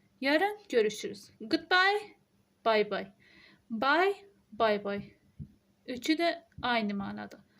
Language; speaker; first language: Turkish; non-native, fluent; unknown